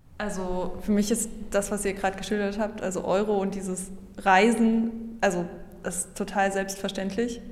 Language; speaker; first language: German; native; German